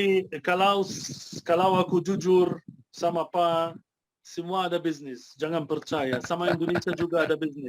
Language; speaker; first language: Indonesian; non-native, fluent; Arabic